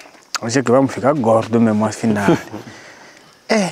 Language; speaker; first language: Portuguese; non-native, learner; Vietnamese